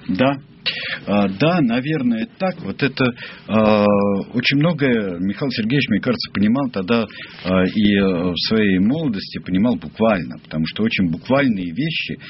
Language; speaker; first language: Russian; native; Russian